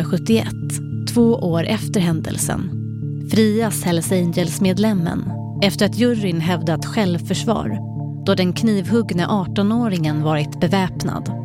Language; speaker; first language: Swedish; native; Swedish